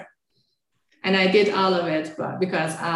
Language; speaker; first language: English; non-native, fluent; Azerbaijani